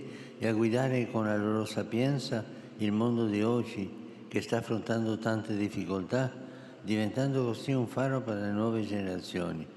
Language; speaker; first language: Italian; non-native, fluent; Spanish